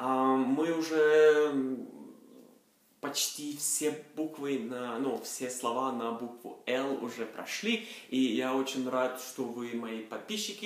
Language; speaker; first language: Russian; non-native, fluent; Norwegian